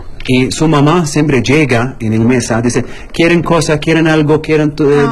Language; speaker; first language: Spanish; non-native, learner; Arabic